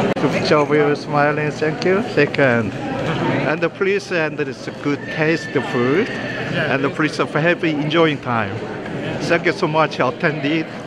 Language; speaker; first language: English; non-native, learner; Korean